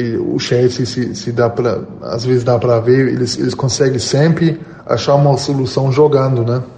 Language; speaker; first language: Portuguese; non-native, fluent; German